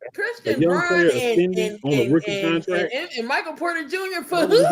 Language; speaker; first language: English; native; English